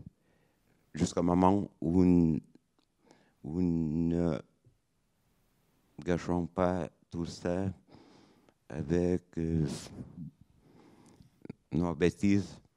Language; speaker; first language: French; non-native, fluent; Lithuanian